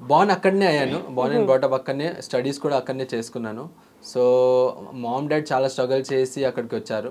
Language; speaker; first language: Telugu; native; Telugu